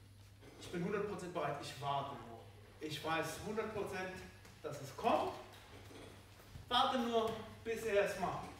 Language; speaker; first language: German; non-native, fluent; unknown